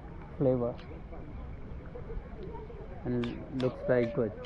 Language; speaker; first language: English; non-native, learner; Hindi